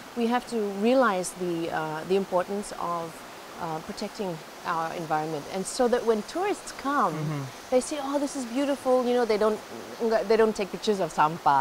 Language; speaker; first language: English; early bilingual, heritage; English